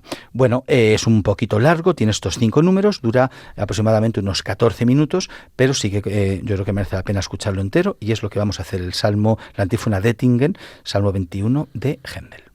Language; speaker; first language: Spanish; native; Spanish